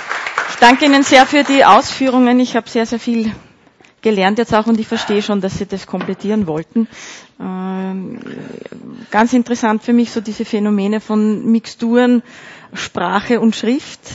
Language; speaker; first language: German; native; German